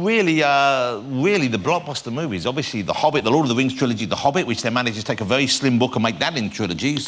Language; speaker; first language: English; native; English